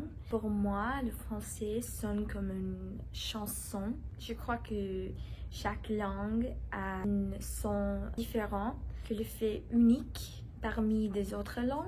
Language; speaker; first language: French; non-native, learner; English